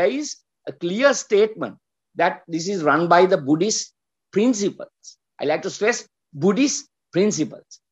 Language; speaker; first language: English; non-native, local second language; Sinhala